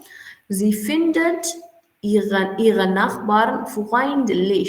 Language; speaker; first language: German; non-native, fluent; Urdu